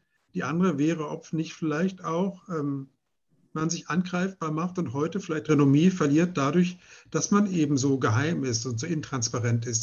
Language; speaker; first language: German; native; German